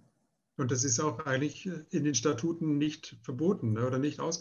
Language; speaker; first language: German; native; German